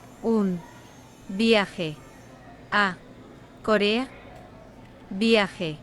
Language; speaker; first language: Spanish; non-native, learner; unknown